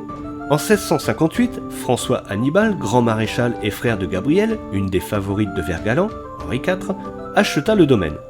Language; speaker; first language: French; native; French